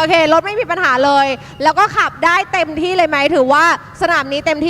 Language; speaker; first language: Thai; native; Thai